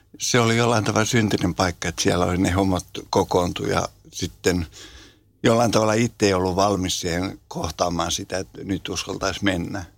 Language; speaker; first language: Finnish; native; Finnish